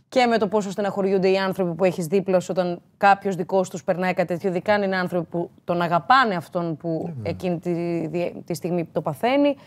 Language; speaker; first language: Greek; native; Greek